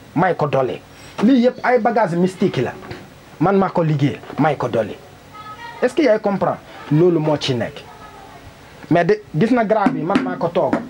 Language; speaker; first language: Wolof; non-native, learner; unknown